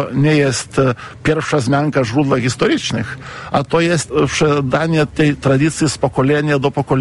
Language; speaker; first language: Polish; non-native, fluent; Lithuanian